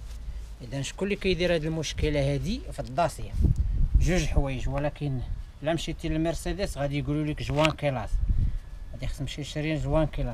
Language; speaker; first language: Arabic; native; Arabic